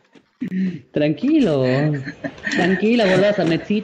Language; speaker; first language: Spanish; native; Spanish